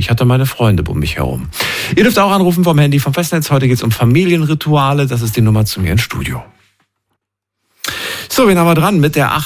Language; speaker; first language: German; native; German